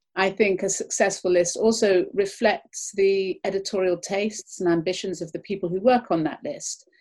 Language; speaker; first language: English; native; English